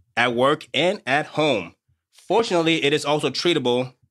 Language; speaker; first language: English; native; English